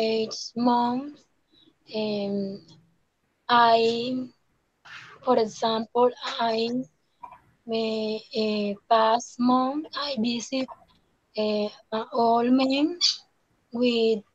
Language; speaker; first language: English; non-native, learner; Spanish